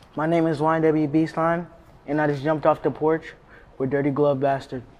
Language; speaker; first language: English; native; English